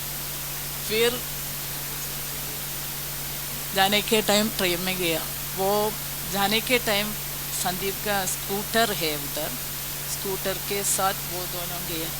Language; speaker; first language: Hindi; non-native, local second language; Malayalam